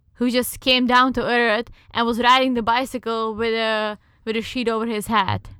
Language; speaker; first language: English; non-native, fluent; Czech